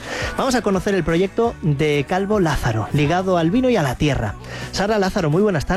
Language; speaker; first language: Spanish; native; Spanish